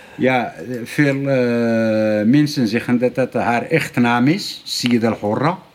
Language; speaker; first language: Dutch; non-native, fluent; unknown